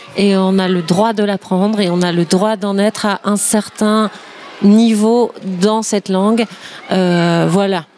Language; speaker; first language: French; native; French